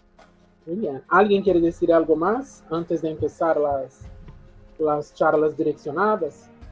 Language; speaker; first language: Spanish; non-native, fluent; Portuguese